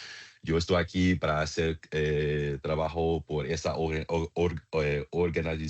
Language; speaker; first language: Spanish; non-native, learner; English